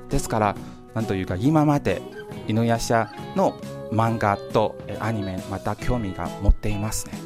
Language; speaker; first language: Japanese; non-native, fluent; Chinese